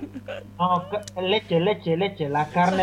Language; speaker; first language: Spanish; non-native, fluent; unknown